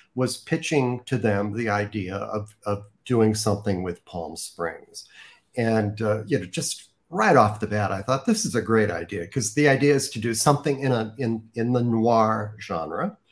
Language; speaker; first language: English; native; English